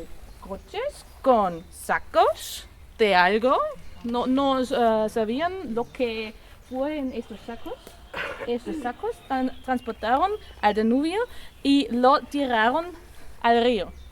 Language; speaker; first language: Spanish; non-native, learner; German